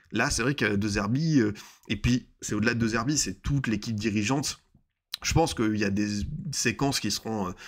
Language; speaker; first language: French; native; French